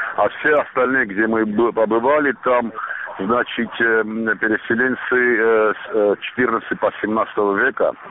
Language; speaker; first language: Russian; non-native, local second language; Armenian